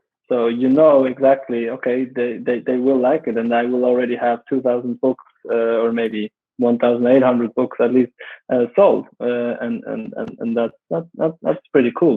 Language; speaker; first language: English; non-native, fluent; German